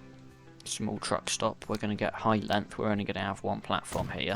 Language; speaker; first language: English; native; English